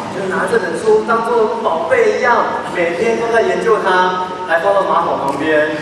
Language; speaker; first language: Chinese; native; Chinese